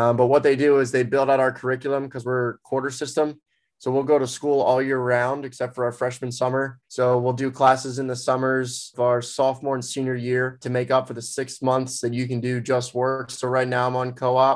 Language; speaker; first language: English; native; English